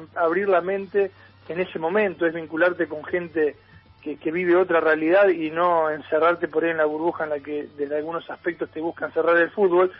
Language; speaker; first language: Spanish; native; Spanish